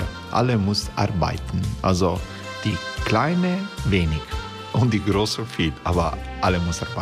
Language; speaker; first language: German; non-native, learner; Croatian